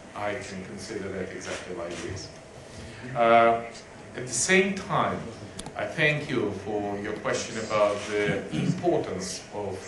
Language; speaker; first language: English; non-native, fluent; Ukrainian